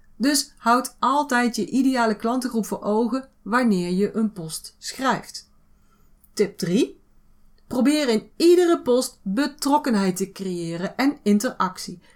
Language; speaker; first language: Dutch; native; Dutch